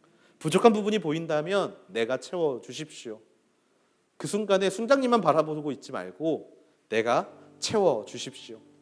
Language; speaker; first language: Korean; native; Korean